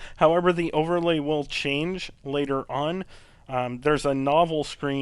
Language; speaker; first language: English; native; English